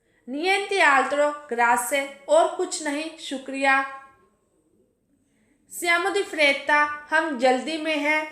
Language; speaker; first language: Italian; non-native, fluent; Urdu